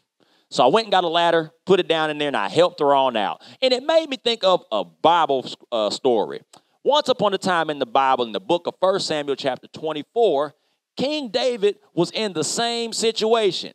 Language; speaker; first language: English; native; English